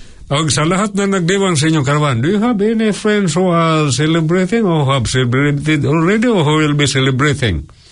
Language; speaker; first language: English; non-native, local second language; Cebuano